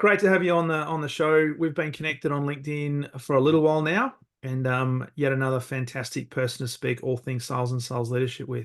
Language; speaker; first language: English; native; English